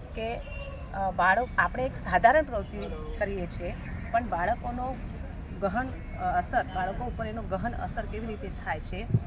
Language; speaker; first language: Gujarati; non-native, local second language; Marathi